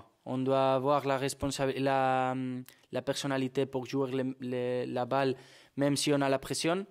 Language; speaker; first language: French; non-native, fluent; Spanish